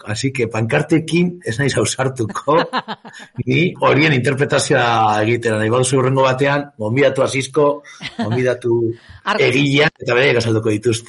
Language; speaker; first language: Basque; native; Basque